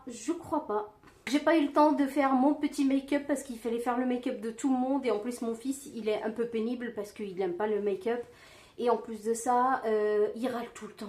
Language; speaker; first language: French; native; French